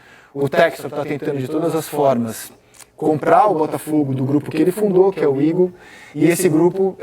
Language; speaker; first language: Portuguese; native; Portuguese